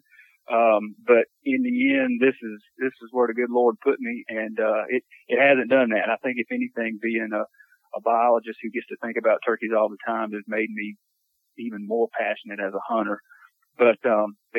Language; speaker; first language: English; native; English